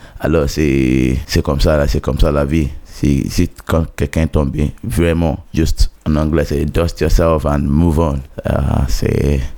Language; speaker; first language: French; non-native, learner; Yoruba